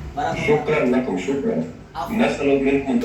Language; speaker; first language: Arabic; non-native, fluent; Chechen